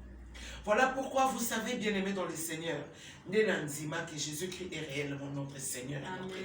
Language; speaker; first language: French; non-native, local second language; Lingala